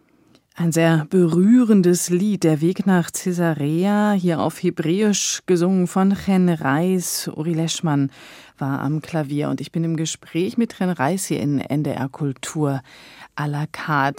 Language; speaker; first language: German; native; German